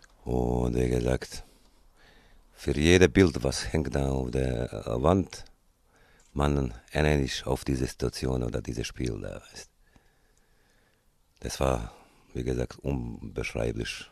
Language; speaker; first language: German; non-native, fluent; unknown